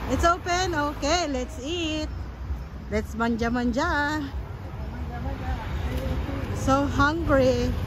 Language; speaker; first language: English; non-native, local second language; Filipino